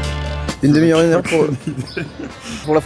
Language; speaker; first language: French; native; French